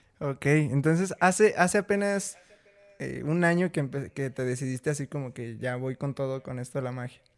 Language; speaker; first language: Spanish; native; Spanish